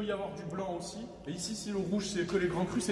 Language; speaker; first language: French; native; French